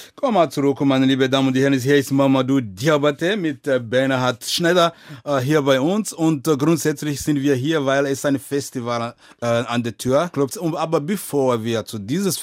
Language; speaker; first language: German; non-native, fluent; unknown